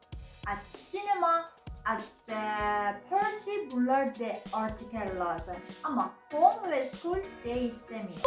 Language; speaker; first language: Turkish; non-native, learner; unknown